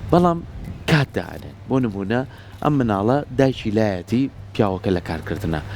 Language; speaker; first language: Central Kurdish; native; Central Kurdish